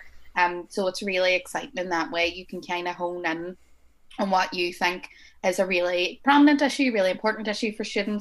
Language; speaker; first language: English; native; English